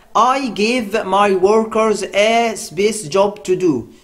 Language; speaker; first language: English; non-native, fluent; Arabic